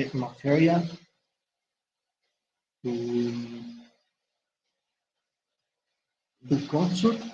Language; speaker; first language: English; non-native, learner; Spanish